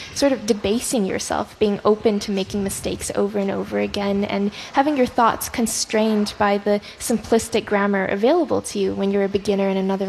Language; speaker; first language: English; non-native, local second language; Chinese